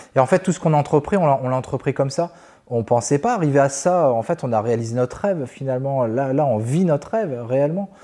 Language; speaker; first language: French; native; French